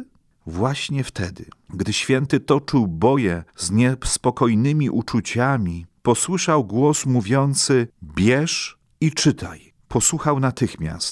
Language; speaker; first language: Polish; native; Polish